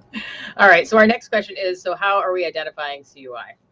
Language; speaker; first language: English; native; English